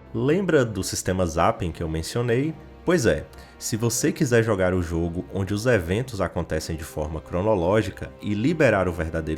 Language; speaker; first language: Portuguese; native; Portuguese